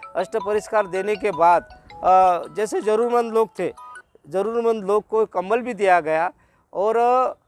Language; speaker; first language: Hindi; non-native, local second language; Marathi